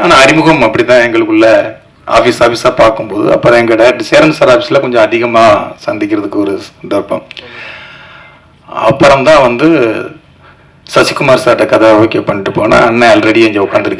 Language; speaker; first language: Tamil; native; Tamil